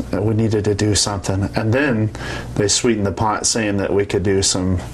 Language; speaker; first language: English; native; English